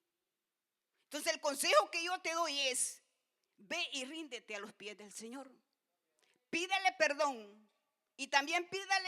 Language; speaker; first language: Spanish; native; Spanish